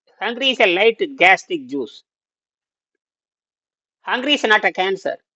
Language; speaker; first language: English; non-native, local second language; Tamil